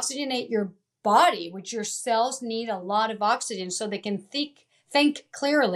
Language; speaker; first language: English; early bilingual, other home language; Italian